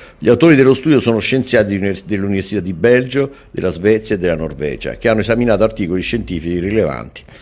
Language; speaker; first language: Italian; native; Italian